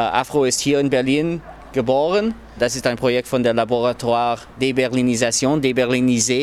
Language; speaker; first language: German; non-native, fluent; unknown